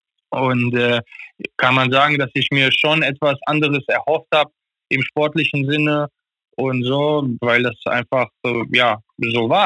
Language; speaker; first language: German; non-native, fluent; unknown